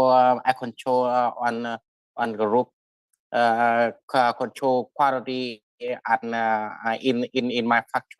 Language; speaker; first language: English; non-native, learner; Vietnamese